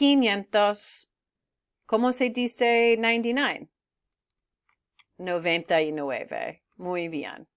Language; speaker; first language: Spanish; non-native, fluent; English